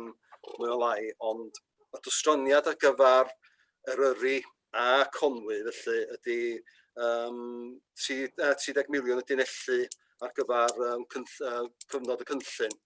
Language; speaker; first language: Welsh; native; Welsh